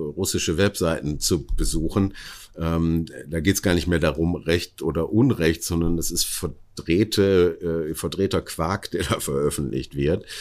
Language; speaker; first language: German; native; German